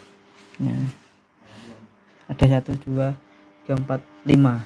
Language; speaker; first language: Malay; non-native, local second language; Javanese